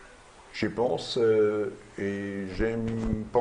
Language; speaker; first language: French; non-native, learner; German